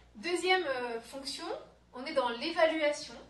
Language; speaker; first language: French; native; French